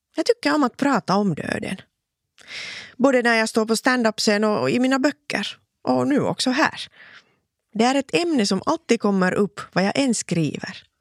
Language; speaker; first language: Swedish; non-native, local second language; Finnish